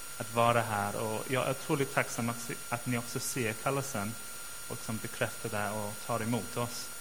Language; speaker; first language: Swedish; non-native, fluent; English